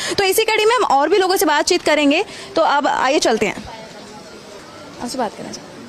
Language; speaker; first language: Hindi; native; Hindi